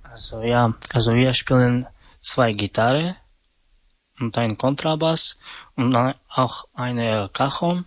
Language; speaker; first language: German; non-native, learner; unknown